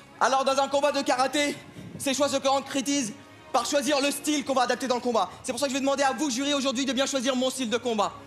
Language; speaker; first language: French; non-native, fluent; Arabic